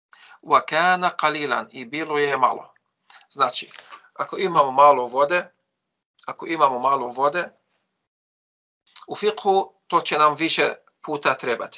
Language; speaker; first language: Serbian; non-native, fluent; Arabic